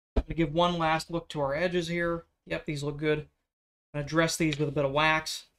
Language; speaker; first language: English; native; English